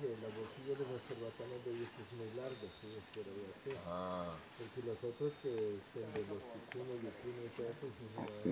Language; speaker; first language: Spanish; native; Spanish